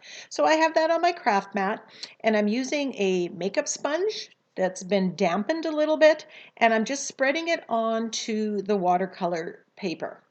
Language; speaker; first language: English; native; English